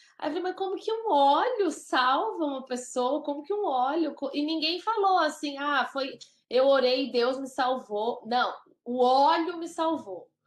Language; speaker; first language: Portuguese; native; Portuguese